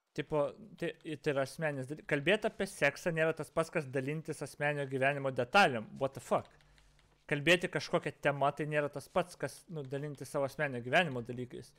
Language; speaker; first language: Lithuanian; native; Lithuanian